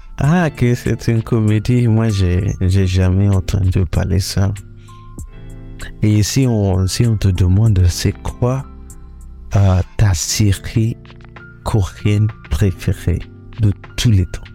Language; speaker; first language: French; non-native, learner; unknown